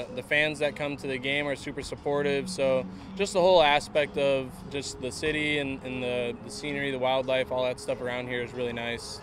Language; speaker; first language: English; native; English